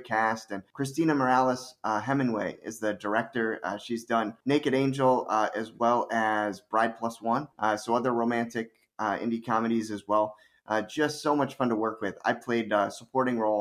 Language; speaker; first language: English; native; English